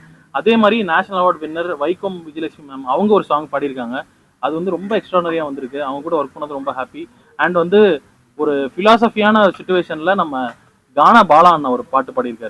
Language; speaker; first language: Tamil; native; Tamil